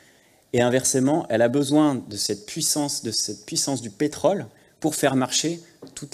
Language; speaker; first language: French; native; French